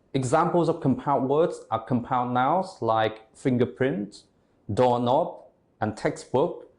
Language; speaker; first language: English; non-native, fluent; Vietnamese